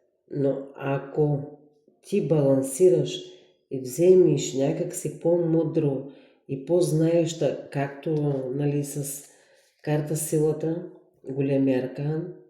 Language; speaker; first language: Bulgarian; native; Bulgarian